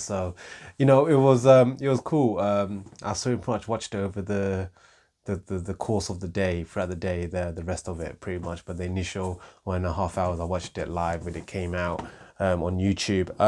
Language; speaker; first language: English; native; English